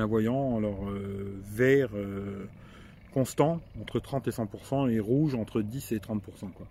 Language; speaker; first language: French; native; French